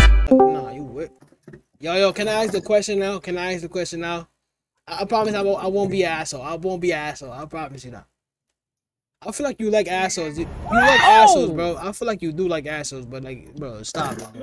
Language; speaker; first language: English; early bilingual, other home language; Spanish